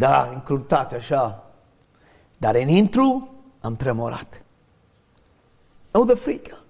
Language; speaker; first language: Romanian; non-native, learner; English